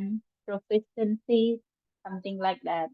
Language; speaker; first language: English; non-native, learner; Khmer